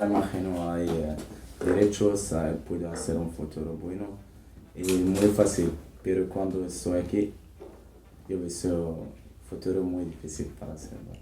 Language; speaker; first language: Spanish; non-native, learner; Arabic